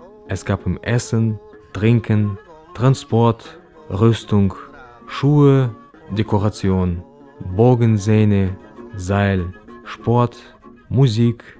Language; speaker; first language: German; native; German